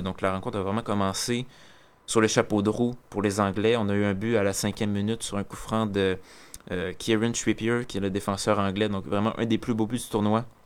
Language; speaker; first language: French; native; French